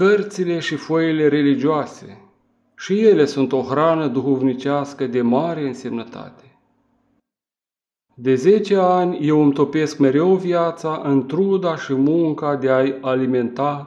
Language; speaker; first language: Romanian; native; Romanian